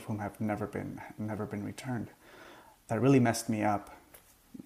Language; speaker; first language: English; early bilingual, other home language; Spanish